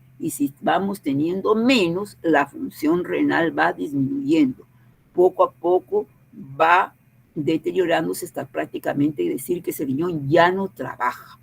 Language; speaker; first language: Spanish; native; Spanish